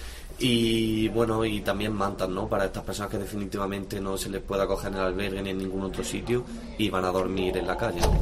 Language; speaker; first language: Spanish; native; Spanish